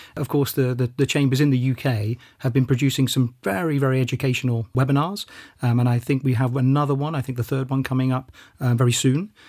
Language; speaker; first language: English; native; English